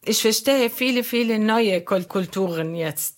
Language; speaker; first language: German; non-native, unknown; Arabic